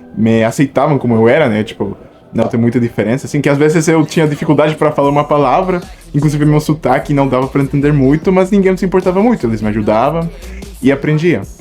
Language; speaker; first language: Portuguese; non-native, fluent; Spanish